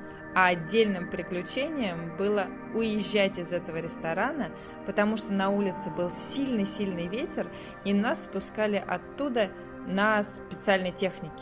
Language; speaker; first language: Russian; native; Russian